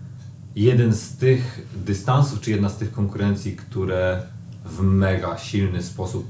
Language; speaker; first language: Polish; native; Polish